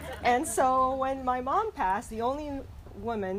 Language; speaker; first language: English; non-native, local second language; Filipino